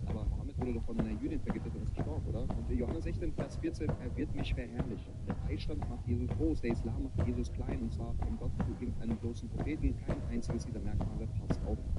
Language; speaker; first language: German; native; German